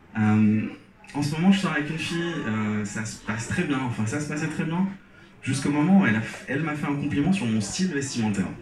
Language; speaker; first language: French; non-native, local second language; Arabic